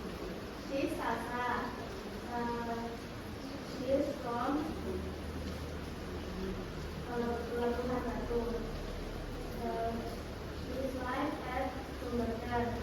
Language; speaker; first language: English; non-native, learner; Indonesian